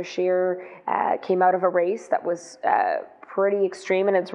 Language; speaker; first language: English; non-native, fluent; Greek